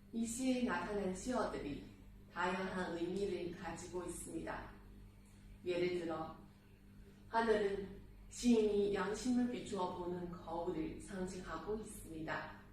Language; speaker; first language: Korean; non-native, fluent; Chinese